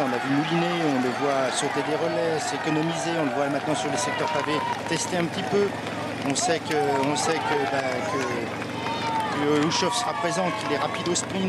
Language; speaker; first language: French; native; French